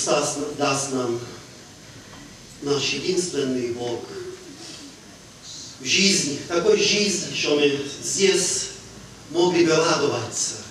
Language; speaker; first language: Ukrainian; non-native, learner; Hungarian